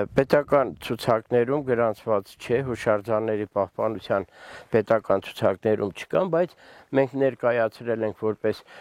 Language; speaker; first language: Armenian; native; Armenian